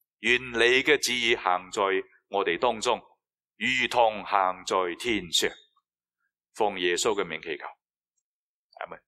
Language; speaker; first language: Cantonese; non-native, fluent; Chinese